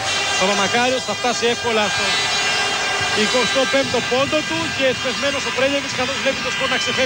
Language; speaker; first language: Greek; native; Greek